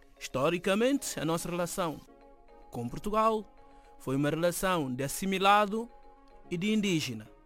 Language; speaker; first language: Portuguese; non-native, local second language; Upper Guinea Crioulo